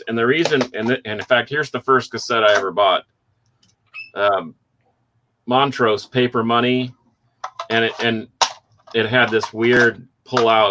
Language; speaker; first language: English; native; English